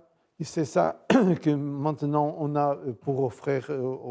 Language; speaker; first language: French; non-native, fluent; Portuguese